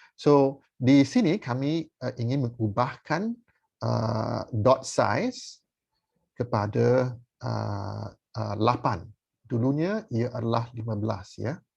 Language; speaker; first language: Malay; non-native, fluent; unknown